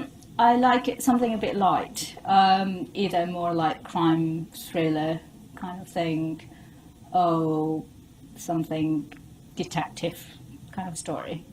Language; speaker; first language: English; non-native, fluent; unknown